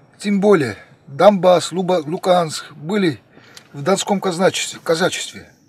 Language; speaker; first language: Russian; non-native, local second language; Armenian